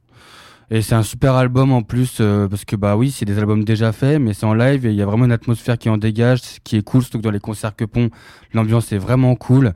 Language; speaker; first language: French; native; French